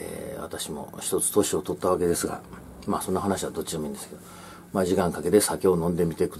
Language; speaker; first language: Japanese; native; Japanese